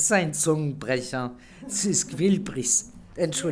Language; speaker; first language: German; non-native, fluent; French